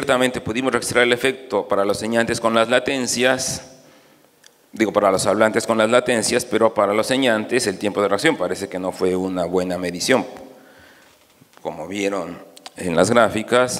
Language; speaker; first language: Spanish; native; Spanish